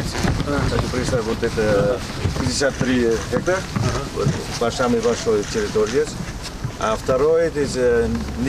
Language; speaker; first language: Russian; non-native, local second language; Kyrgyz